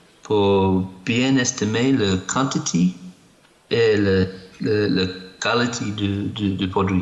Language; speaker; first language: French; non-native, learner; English